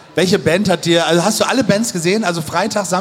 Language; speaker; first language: German; native; German